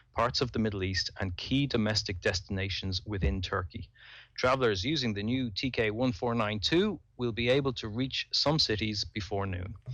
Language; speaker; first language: English; native; English